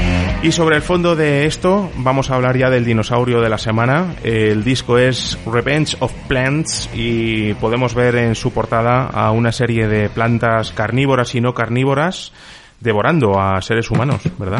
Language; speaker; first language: Spanish; native; Spanish